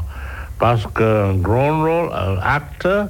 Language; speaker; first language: French; non-native, learner; English